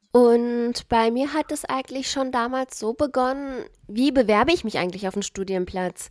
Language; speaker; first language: German; native; German